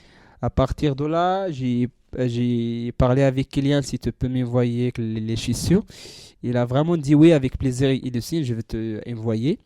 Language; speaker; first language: French; non-native, learner; Central Atlas Tamazight